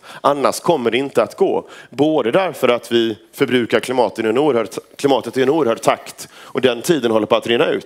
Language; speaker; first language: Swedish; native; Swedish